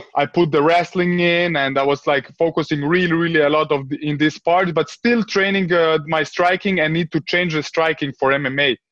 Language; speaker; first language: English; early bilingual, other home language; Serbian